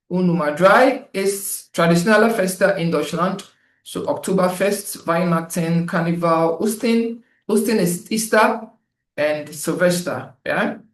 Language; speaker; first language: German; non-native, fluent; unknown